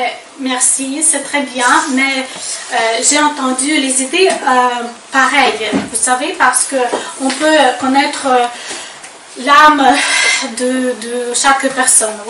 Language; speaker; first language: French; non-native, fluent; Ukrainian